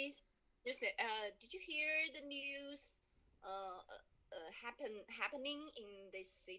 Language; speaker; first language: English; non-native, learner; Chinese